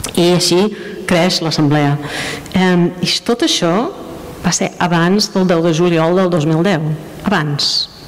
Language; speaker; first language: Catalan; non-native, fluent; English